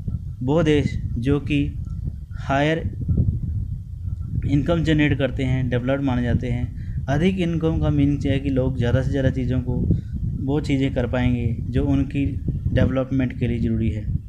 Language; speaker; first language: Hindi; native; Hindi